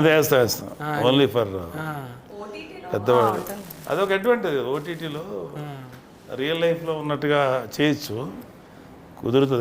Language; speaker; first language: Telugu; native; Telugu